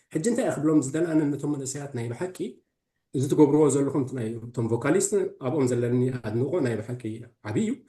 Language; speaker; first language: Tigrinya; early bilingual, heritage; Tigrinya